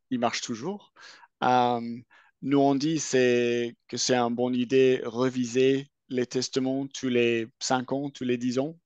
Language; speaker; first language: French; non-native, fluent; English